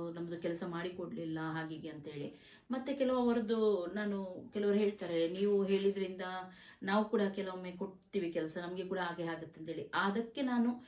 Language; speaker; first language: Kannada; native; Kannada